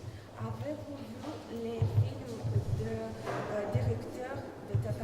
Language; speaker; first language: French; non-native, learner; Russian